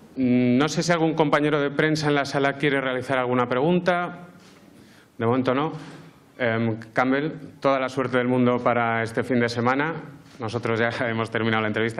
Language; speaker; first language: Spanish; native; Spanish